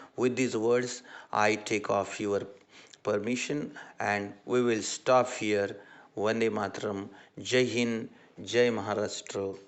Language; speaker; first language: English; non-native, local second language; Marathi